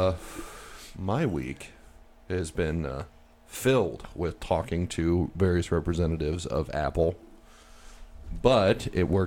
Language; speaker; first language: English; native; English